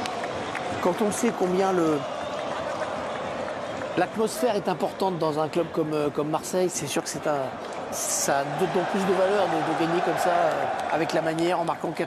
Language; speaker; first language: French; native; French